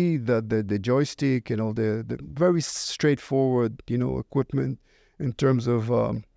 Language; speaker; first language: English; non-native, fluent; Hebrew